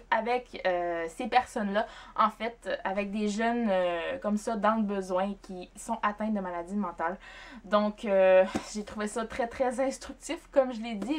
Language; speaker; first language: French; native; French